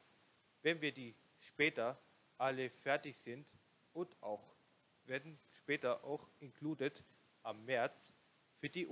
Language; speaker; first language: German; non-native, local second language; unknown